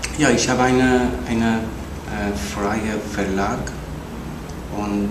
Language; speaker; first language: German; non-native, learner; Persian